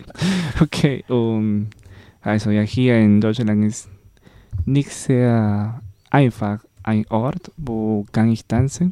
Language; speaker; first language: German; non-native, learner; Spanish